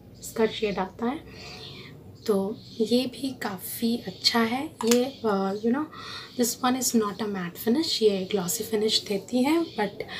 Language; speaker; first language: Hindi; non-native, local second language; Bangla